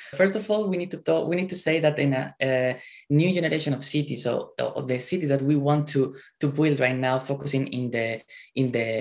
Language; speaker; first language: English; non-native, fluent; Spanish